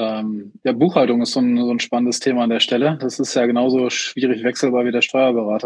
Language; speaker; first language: German; native; German